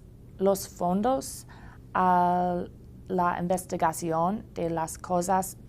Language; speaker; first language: Spanish; non-native, learner; English